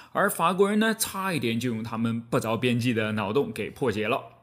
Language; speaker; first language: Chinese; native; Chinese